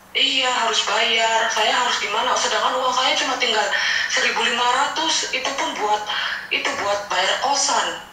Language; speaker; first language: Indonesian; non-native, local second language; Javanese